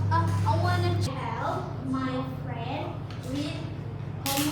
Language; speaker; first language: English; non-native, learner; Indonesian